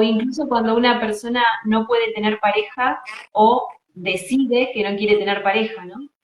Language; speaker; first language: Spanish; native; Spanish